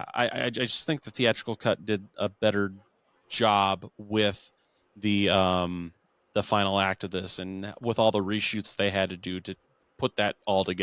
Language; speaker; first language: English; native; English